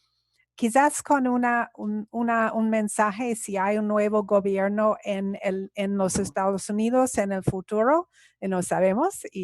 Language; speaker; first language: Spanish; non-native, fluent; English